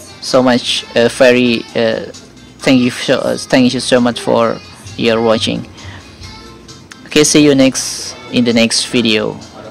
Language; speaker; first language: English; non-native, learner; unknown